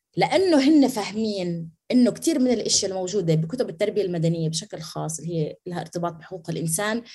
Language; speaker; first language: Arabic; native; Arabic